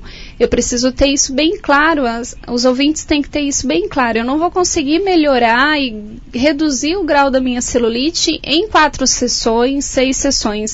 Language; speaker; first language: Portuguese; native; Portuguese